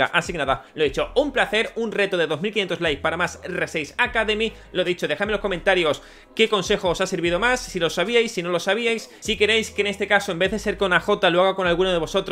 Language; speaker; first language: Spanish; native; Spanish